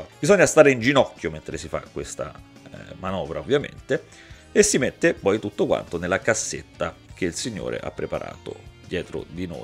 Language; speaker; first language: Italian; native; Italian